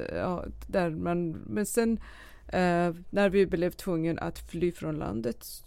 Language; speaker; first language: Swedish; non-native, fluent; Persian